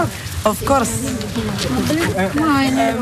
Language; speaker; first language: English; non-native, learner; Somali